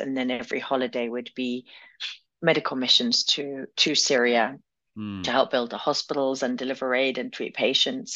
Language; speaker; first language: English; early bilingual, other home language; Arabic